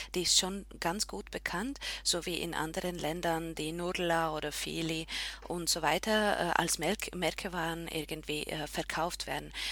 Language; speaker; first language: German; non-native, fluent; Slovak